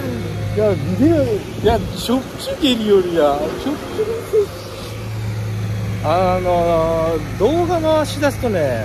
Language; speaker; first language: Turkish; non-native, learner; Japanese